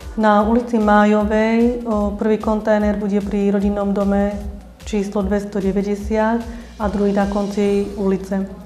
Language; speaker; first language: Slovak; native; Slovak